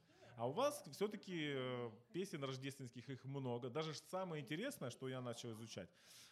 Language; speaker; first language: Russian; native; Russian